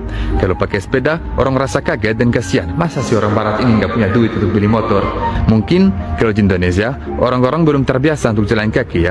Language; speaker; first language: Indonesian; non-native, fluent; French